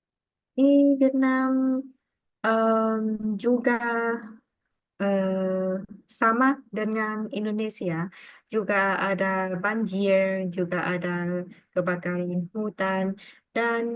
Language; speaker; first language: Indonesian; non-native, learner; Vietnamese